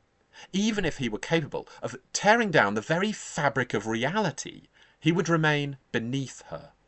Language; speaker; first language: English; native; English